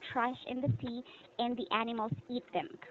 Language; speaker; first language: English; non-native, local second language; Filipino